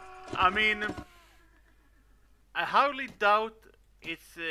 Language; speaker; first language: English; non-native, fluent; Swedish